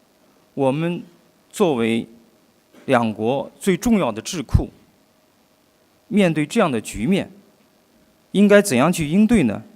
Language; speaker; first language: Chinese; native; Chinese